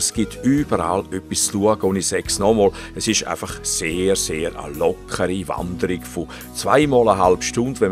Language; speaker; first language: German; native; German